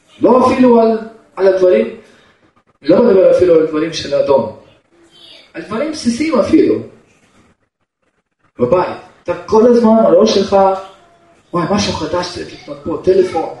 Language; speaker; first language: Hebrew; non-native, fluent; Russian